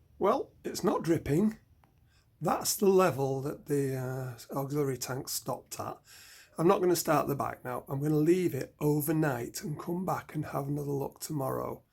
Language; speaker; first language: English; native; English